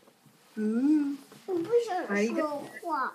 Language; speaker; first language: Chinese; early bilingual, heritage; Cantonese